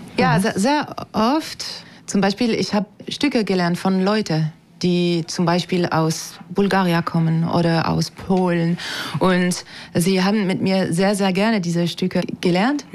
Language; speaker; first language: German; non-native, fluent; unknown